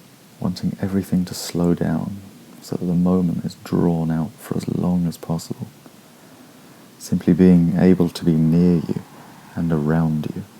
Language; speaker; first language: English; native; English